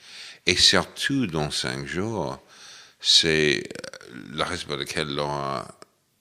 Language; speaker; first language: French; non-native, fluent; English